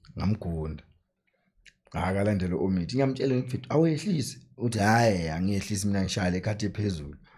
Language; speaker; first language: Zulu; native; Zulu